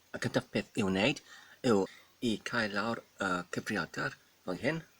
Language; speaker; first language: Welsh; non-native, learner; Polish